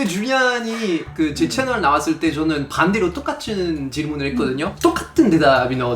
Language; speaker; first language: Korean; non-native, fluent; French